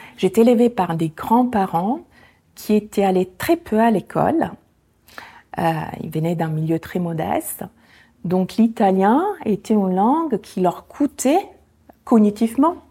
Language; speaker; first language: French; non-native, fluent; Italian